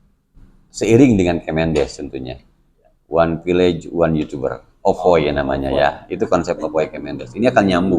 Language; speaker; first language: Indonesian; non-native, local second language; Sundanese